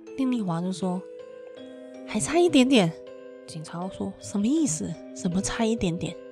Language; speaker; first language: Chinese; non-native, fluent; Cantonese